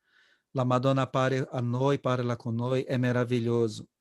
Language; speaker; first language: Italian; non-native, fluent; Portuguese